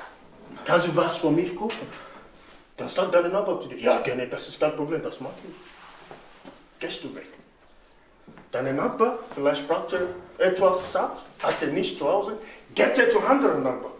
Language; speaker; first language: German; non-native, fluent; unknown